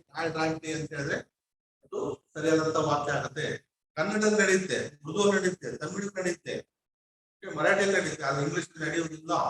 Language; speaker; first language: Kannada; non-native, local second language; Urdu